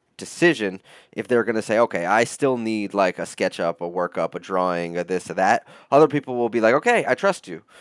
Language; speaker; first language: English; native; English